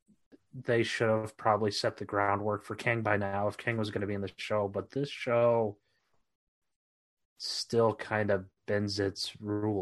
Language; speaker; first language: English; native; English